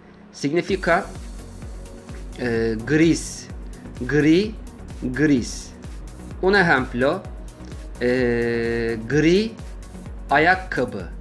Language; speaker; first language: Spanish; non-native, fluent; Turkish